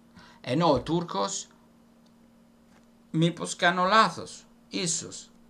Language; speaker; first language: Greek; non-native, fluent; Italian